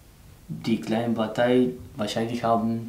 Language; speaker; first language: German; non-native, learner; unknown